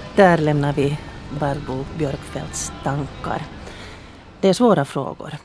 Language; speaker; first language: Swedish; native; Swedish